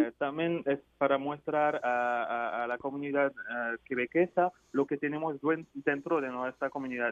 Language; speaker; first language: Spanish; non-native, fluent; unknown